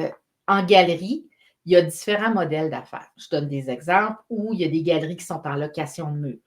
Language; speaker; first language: French; native; French